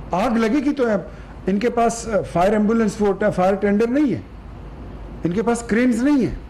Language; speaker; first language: Urdu; non-native, local second language; Pashto